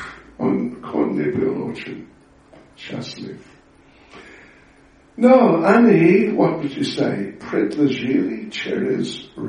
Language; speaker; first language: Russian; non-native, learner; English